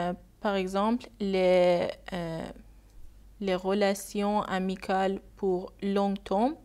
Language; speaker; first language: French; non-native, learner; Persian